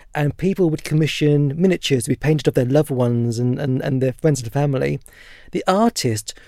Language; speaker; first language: English; native; English